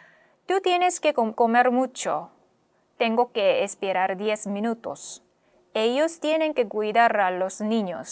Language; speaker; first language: Spanish; non-native, fluent; Korean